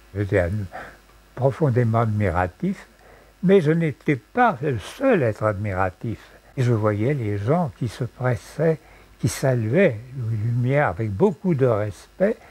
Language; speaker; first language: French; native; French